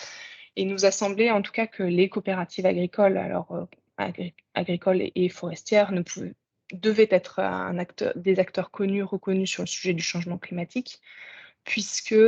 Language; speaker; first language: French; native; French